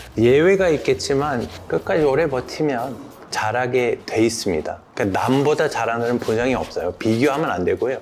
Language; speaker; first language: Korean; non-native, fluent; English